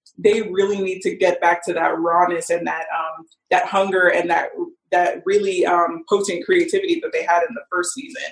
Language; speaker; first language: English; native; English